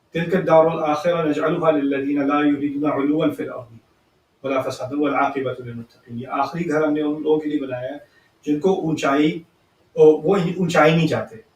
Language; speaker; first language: Urdu; early bilingual, heritage; Urdu